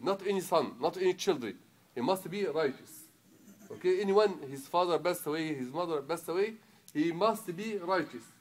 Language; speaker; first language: English; non-native, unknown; Arabic